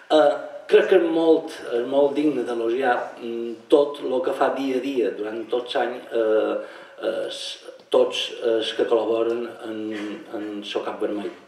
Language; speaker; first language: Catalan; native; Catalan